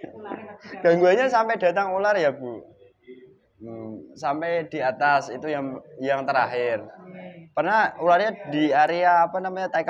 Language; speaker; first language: Indonesian; native; Indonesian